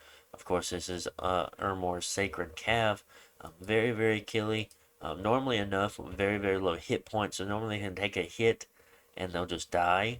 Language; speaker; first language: English; native; English